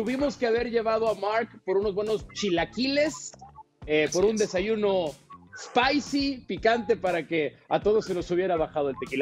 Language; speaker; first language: Spanish; native; Spanish